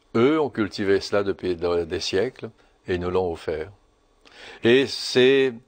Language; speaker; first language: French; native; French